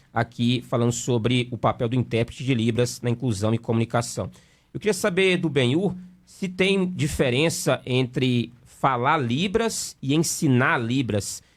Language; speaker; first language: Portuguese; native; Portuguese